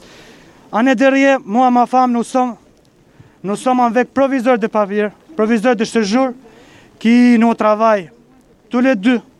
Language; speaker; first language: French; non-native, learner; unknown